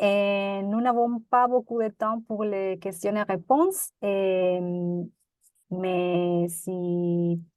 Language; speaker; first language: French; non-native, fluent; Spanish